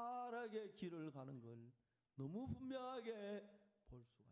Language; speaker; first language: Korean; native; Korean